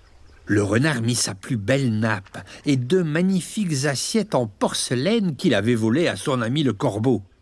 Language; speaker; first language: French; native; French